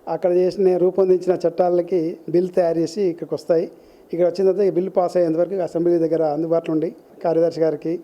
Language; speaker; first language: Telugu; native; Telugu